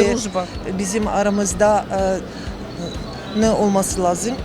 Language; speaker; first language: Turkish; non-native, learner; Russian